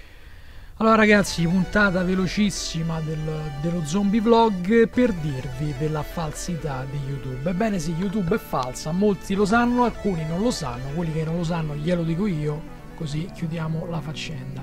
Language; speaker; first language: Italian; native; Italian